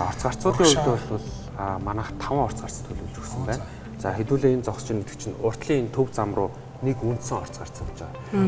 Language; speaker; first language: Mongolian; native; Mongolian